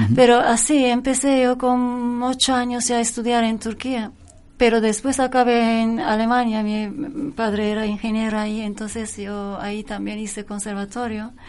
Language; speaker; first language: Spanish; non-native, fluent; Turkish